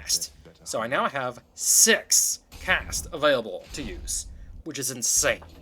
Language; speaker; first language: English; native; English